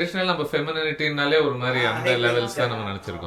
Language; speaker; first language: Tamil; native; Tamil